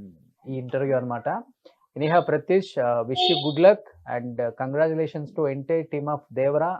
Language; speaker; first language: Telugu; native; Telugu